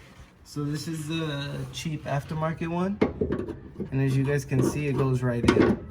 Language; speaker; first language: English; native; English